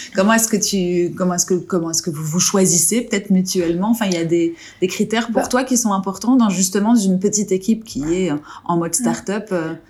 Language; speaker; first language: French; native; French